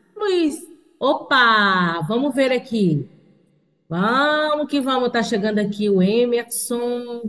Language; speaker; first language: Portuguese; native; Portuguese